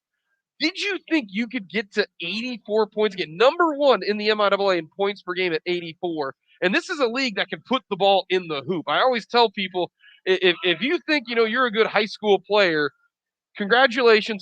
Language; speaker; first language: English; native; English